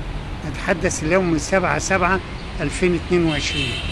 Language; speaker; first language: Arabic; native; Arabic